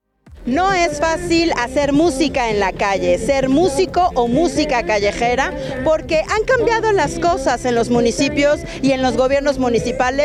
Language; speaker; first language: Spanish; native; Spanish